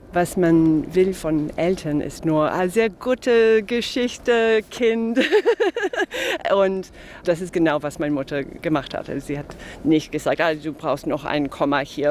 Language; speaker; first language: German; non-native, fluent; English